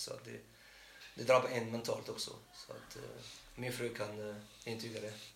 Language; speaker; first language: Swedish; non-native, fluent; Arabic